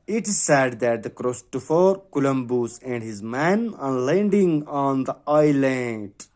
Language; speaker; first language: English; non-native, local second language; Urdu